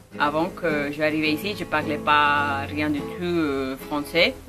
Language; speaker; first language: French; non-native, learner; Spanish